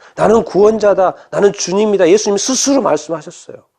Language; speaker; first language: Korean; native; Korean